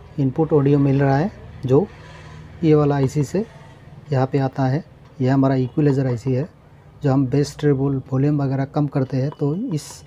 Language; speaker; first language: Hindi; native; Hindi